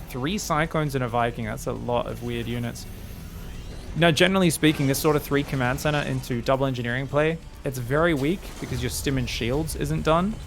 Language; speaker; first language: English; native; English